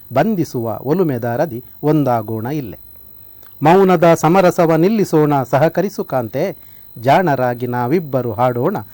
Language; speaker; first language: Kannada; non-native, local second language; Tulu